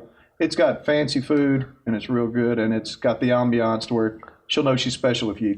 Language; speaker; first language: English; native; English